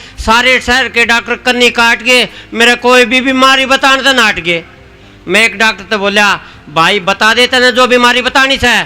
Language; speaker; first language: Hindi; native; Hindi